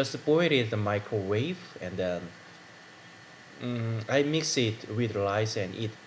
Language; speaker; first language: English; non-native, learner; Korean